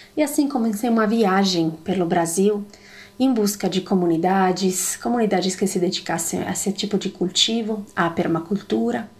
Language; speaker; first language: Portuguese; non-native, fluent; Italian